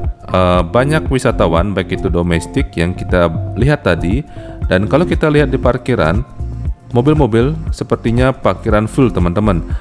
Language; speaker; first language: Indonesian; native; Indonesian